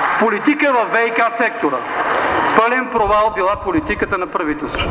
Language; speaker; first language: Bulgarian; native; Bulgarian